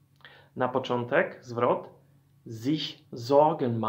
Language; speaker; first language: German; non-native, fluent; Polish